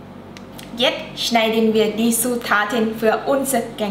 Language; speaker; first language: German; non-native, learner; Thai